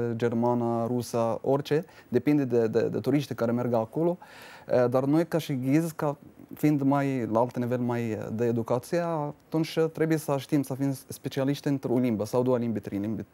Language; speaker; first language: Romanian; non-native, fluent; Arabic